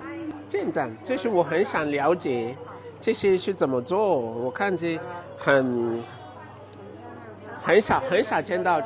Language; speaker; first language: Chinese; non-native, fluent; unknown